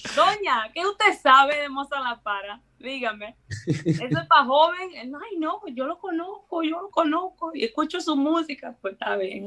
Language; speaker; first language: Spanish; early bilingual, heritage; Spanish